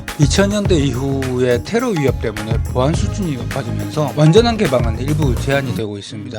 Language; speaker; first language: Korean; native; Korean